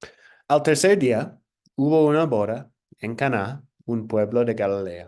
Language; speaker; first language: Spanish; non-native, fluent; English